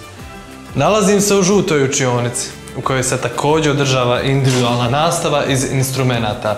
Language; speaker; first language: Croatian; native; Croatian